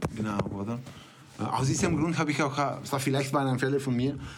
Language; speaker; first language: German; non-native, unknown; Spanish